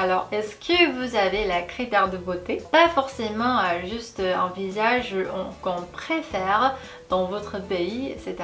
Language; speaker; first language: French; non-native, fluent; Korean